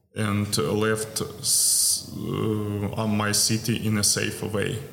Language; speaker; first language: English; non-native, learner; Ukrainian